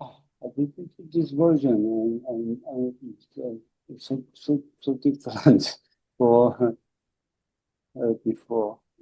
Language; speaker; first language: English; non-native, learner; Chinese